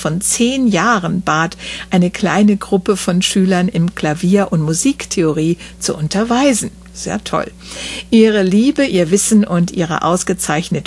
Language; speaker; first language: German; native; German